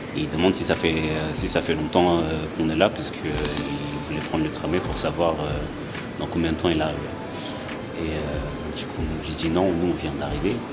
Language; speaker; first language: French; native; French